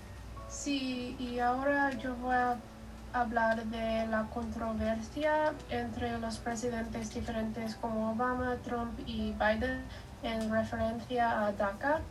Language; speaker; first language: Spanish; non-native, learner; English